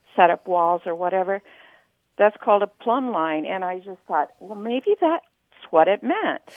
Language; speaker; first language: English; native; English